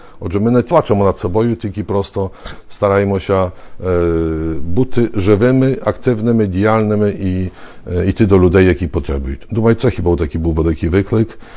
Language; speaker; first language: Ukrainian; early bilingual, heritage; Ukrainian